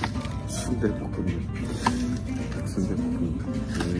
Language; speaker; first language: Japanese; non-native, fluent; Korean